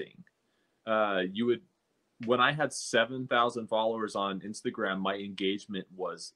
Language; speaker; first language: English; native; English